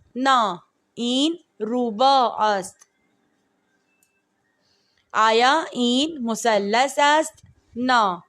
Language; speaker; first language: Persian; non-native, fluent; Urdu